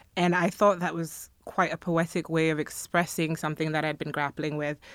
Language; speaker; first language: English; non-native, local second language; Akan